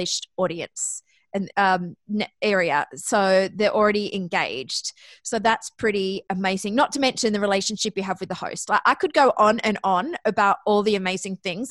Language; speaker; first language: English; native; English